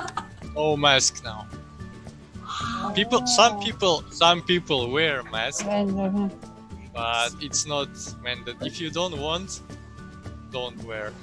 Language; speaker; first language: English; non-native, fluent; Russian